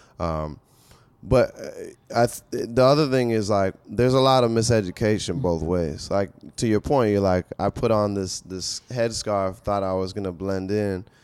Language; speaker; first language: English; native; English